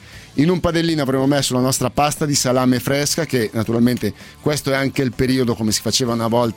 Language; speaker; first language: Italian; native; Italian